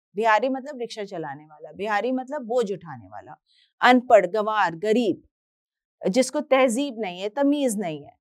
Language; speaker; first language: Hindi; native; Hindi